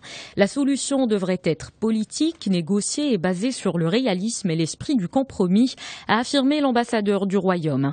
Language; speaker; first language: French; non-native, local second language; Arabic